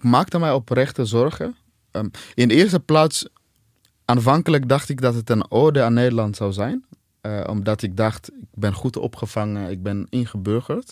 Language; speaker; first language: Dutch; non-native, fluent; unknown